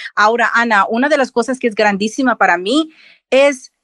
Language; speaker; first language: Spanish; early bilingual, heritage; Spanish